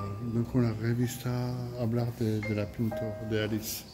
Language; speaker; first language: Spanish; non-native, learner; French